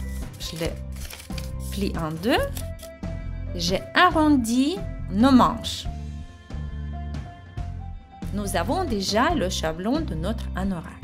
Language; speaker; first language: French; non-native, fluent; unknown